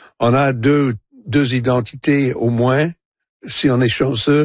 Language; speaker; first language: French; non-native, local second language; English